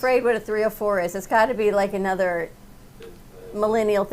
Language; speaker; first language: English; native; English